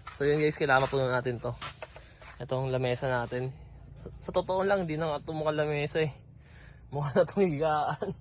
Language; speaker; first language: Filipino; native; Filipino